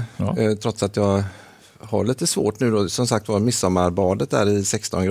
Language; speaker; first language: Swedish; native; Swedish